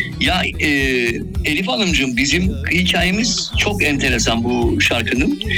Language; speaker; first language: Turkish; native; Turkish